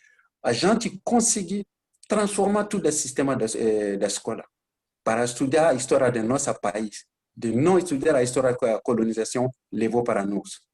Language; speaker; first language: Portuguese; non-native, learner; Bambara